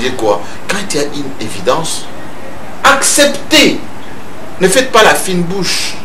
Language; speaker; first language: French; non-native, local second language; Luba-Lulua